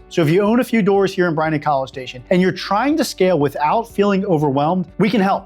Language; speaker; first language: English; native; English